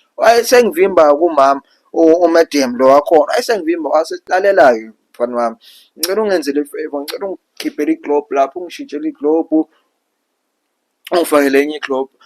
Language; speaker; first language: Zulu; non-native, local second language; Xhosa